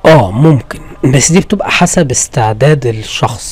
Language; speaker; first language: Arabic; native; Arabic